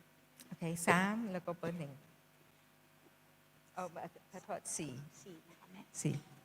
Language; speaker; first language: Thai; non-native, fluent; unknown